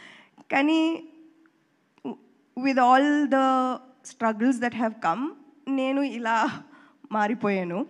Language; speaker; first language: Telugu; non-native, fluent; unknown